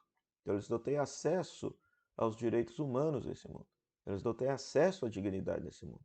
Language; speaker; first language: Portuguese; native; Portuguese